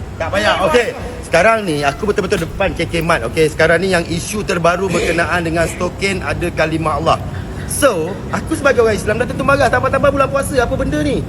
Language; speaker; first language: Malay; native; Malay